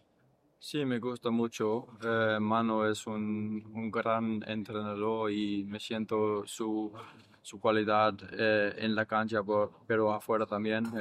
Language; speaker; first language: Spanish; non-native, learner; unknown